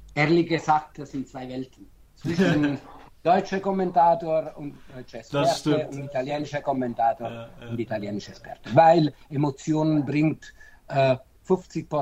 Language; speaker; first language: German; non-native, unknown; Italian